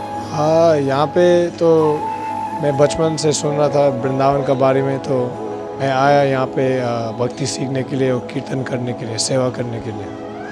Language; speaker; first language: Hindi; non-native, learner; English